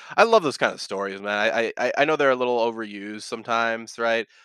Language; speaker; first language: English; native; English